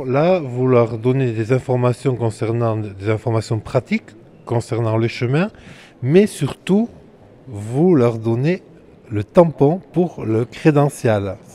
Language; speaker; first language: French; native; French